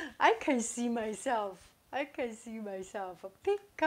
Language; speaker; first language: English; non-native, fluent; Chinese